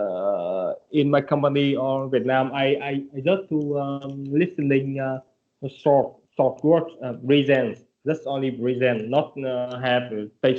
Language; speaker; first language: English; non-native, learner; Vietnamese